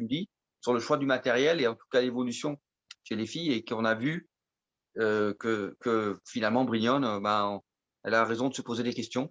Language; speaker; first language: French; native; French